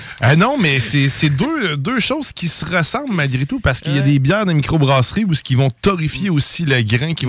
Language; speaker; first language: French; native; French